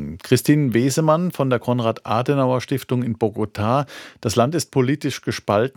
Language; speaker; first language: German; native; German